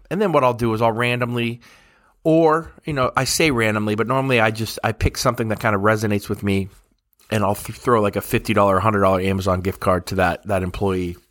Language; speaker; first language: English; native; English